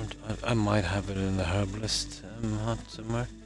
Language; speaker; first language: English; native; English